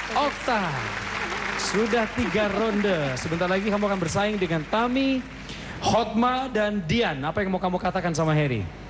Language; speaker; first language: Indonesian; native; Indonesian